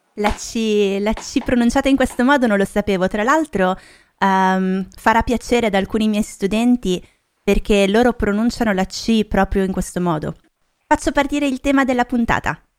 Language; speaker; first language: Italian; native; Italian